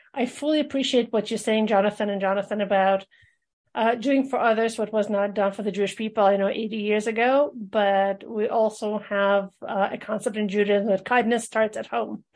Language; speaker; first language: English; early bilingual, other home language; Russian